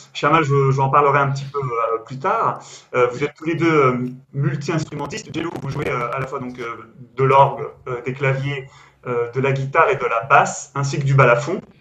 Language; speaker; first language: French; native; French